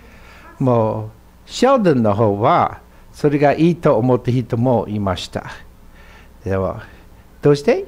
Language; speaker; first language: Japanese; non-native, fluent; English